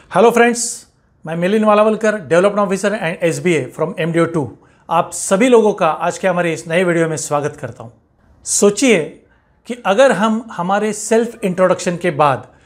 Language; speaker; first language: Hindi; non-native, local second language; Marathi